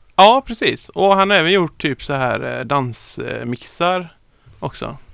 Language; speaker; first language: Swedish; native; Swedish